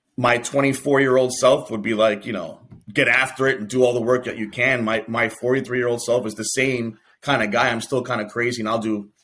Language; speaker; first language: English; native; English